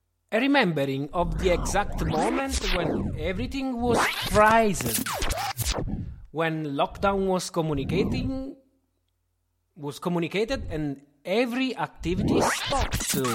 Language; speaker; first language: English; non-native, fluent; Italian